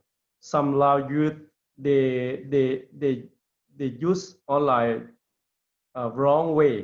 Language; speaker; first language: English; non-native, learner; Lao